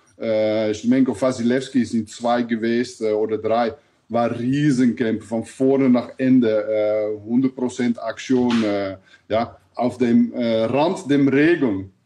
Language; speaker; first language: German; non-native, learner; Dutch